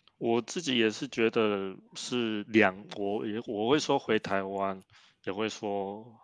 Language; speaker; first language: Chinese; non-native, local second language; Min Nan Chinese